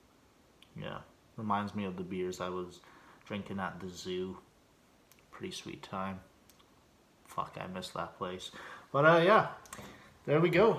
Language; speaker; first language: English; native; English